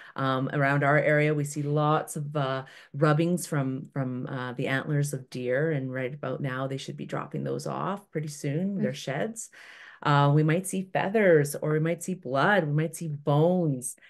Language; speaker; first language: English; native; English